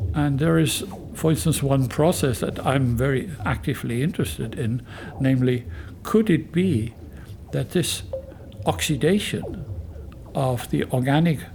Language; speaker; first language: English; non-native, fluent; German